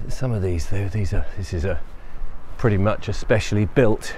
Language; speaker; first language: English; native; English